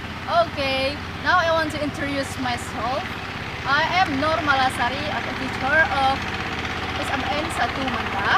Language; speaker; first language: English; non-native, fluent; Indonesian